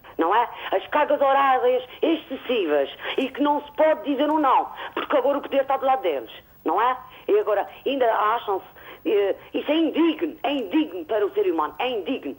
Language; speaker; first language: Portuguese; native; Portuguese